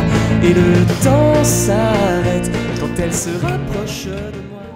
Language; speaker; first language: French; native; French